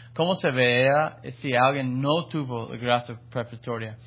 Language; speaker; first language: Spanish; non-native, fluent; English